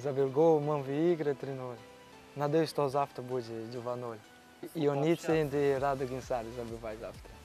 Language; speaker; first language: Russian; non-native, learner; Portuguese